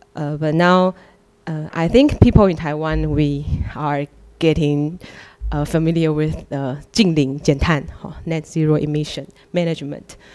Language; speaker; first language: English; non-native, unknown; Chinese